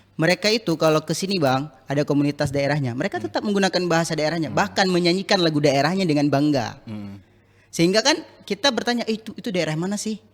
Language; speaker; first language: Indonesian; non-native, local second language; Minangkabau